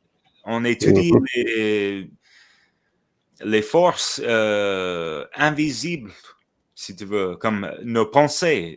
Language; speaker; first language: French; non-native, fluent; English